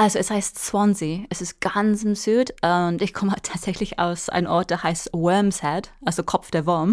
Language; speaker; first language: German; non-native, fluent; English